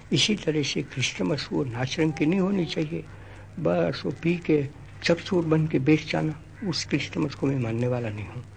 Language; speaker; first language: Hindi; non-native, local second language; Gujarati